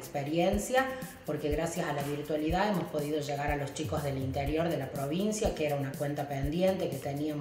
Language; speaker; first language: Spanish; native; Spanish